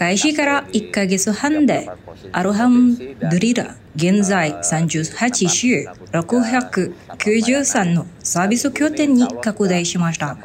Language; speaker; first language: Japanese; non-native, fluent; Indonesian